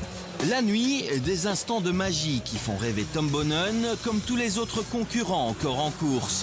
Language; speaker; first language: French; native; French